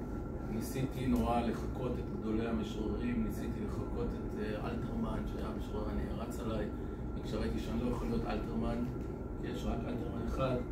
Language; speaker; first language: Hebrew; native; Hebrew